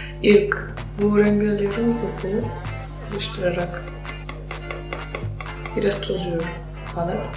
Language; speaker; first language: Turkish; non-native, fluent; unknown